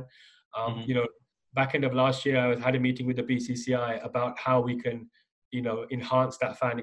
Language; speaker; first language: English; native; English